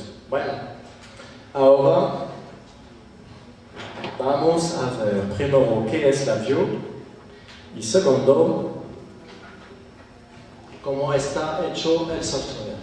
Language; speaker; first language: Spanish; non-native, fluent; French